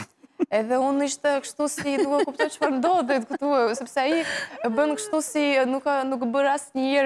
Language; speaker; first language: Albanian; non-native, learner; Russian